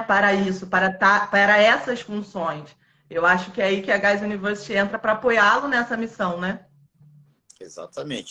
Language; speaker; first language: Portuguese; native; Portuguese